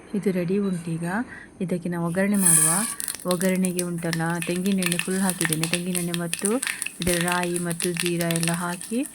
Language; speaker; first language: Kannada; non-native, local second language; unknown